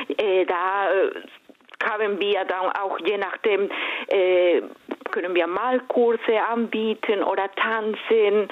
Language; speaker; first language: German; non-native, fluent; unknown